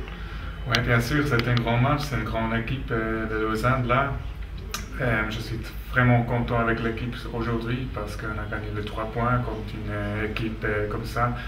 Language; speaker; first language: French; non-native, local second language; German